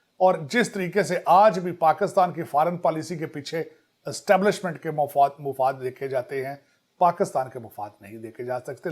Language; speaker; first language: Urdu; non-native, local second language; Punjabi